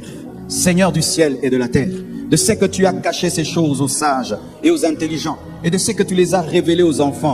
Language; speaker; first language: French; non-native, local second language; Lingala